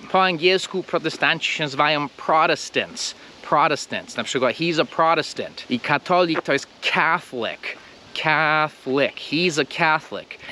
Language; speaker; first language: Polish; non-native, fluent; English